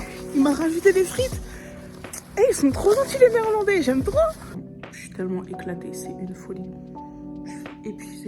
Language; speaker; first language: French; native; French